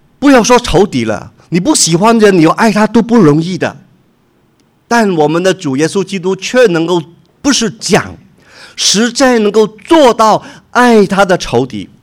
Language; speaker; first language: Chinese; non-native, local second language; Cantonese